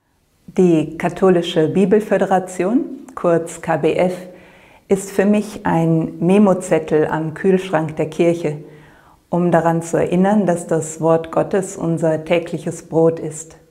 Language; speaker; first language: German; native; German